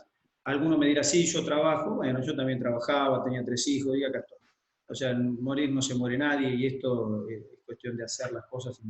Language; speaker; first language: Spanish; native; Spanish